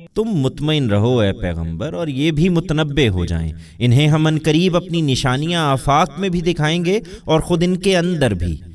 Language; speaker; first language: Urdu; native; Urdu